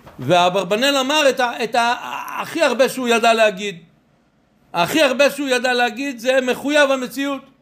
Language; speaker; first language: Hebrew; native; Hebrew